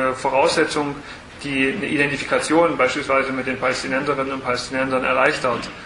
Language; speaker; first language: German; native; German